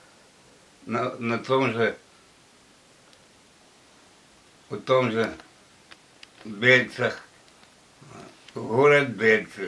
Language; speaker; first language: Russian; non-native, local second language; Ukrainian